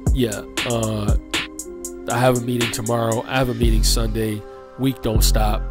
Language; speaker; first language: English; native; English